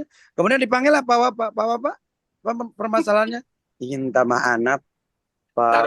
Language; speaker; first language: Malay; non-native, local second language; Sundanese